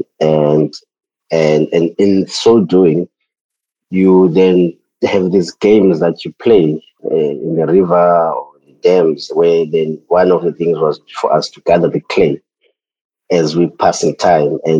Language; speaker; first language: English; non-native, local second language; Xhosa